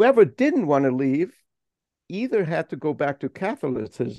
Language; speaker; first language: English; non-native, fluent; German